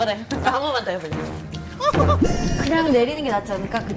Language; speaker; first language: Korean; native; Korean